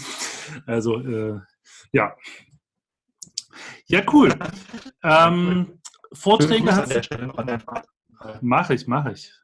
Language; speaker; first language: German; native; German